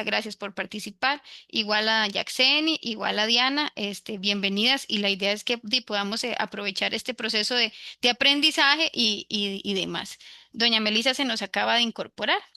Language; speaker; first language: Spanish; native; Spanish